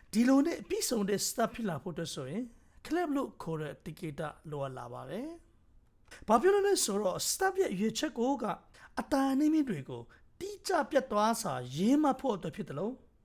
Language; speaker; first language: Burmese; non-native, local second language; Kachin